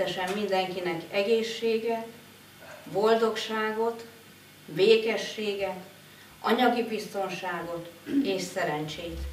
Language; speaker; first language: Hungarian; native; Hungarian